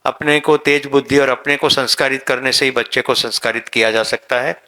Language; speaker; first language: Hindi; non-native, local second language; Gujarati